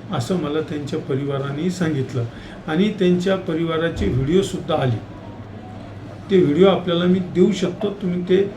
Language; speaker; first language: Marathi; native; Marathi